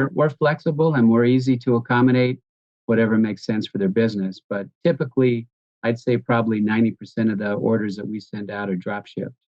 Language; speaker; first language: English; native; English